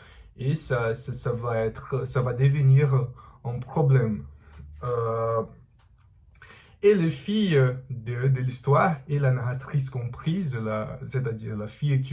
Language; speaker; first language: French; non-native, learner; Portuguese